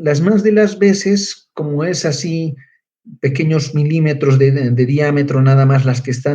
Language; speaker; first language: Spanish; native; Spanish